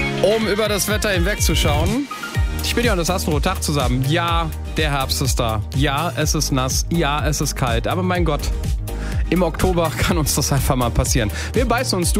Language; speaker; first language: German; native; German